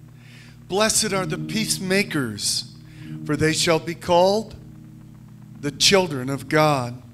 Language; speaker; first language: English; native; English